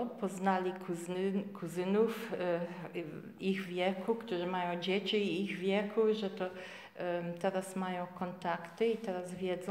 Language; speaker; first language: Polish; early bilingual, heritage; Polish